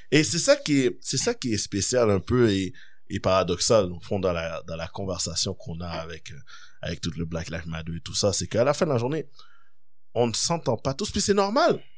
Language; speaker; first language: French; early bilingual, other home language; Kabyle